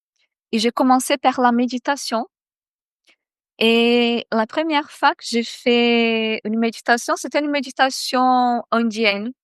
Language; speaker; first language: French; non-native, fluent; Portuguese